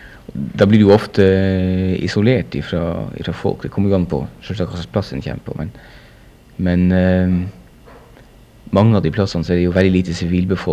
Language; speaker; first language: Norwegian; native; Norwegian